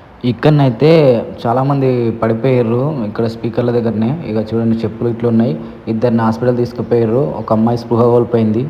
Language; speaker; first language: Telugu; native; Telugu